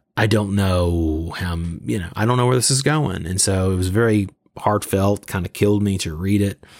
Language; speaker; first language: English; native; English